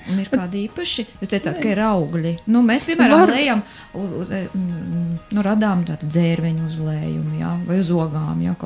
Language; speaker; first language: Latvian; native; Latvian